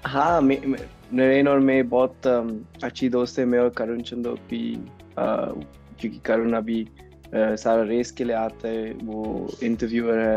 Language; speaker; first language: Hindi; non-native, local second language; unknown